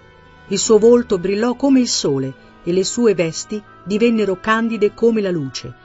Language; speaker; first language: Italian; native; Italian